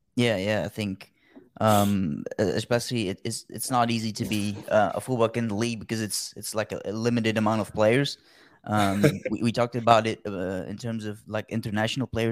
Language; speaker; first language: English; non-native, fluent; Dutch